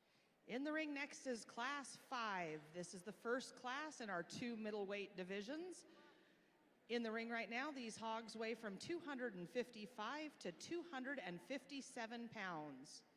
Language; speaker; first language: English; native; English